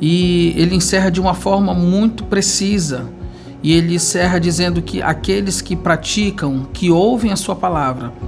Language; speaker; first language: Portuguese; native; Portuguese